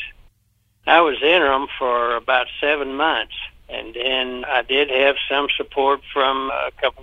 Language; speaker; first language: English; native; English